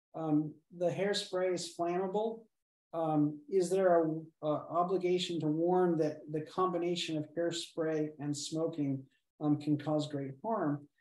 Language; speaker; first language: English; native; English